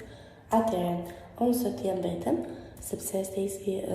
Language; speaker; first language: Albanian; early bilingual, heritage; Albanian